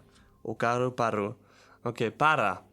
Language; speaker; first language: Portuguese; non-native, learner; Italian